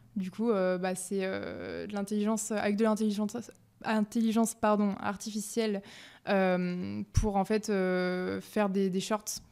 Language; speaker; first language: French; native; French